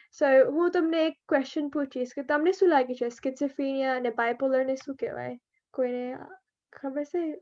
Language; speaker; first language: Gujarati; early bilingual, heritage; Gujarati